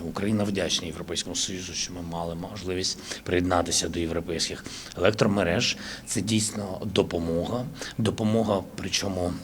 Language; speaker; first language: Ukrainian; native; Ukrainian